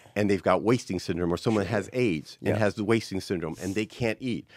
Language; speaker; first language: English; native; English